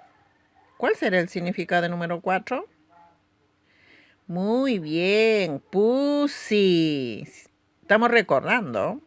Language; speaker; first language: Spanish; non-native, local second language; Aymara